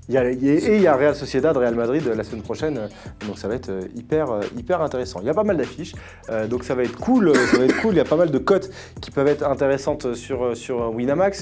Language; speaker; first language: French; native; French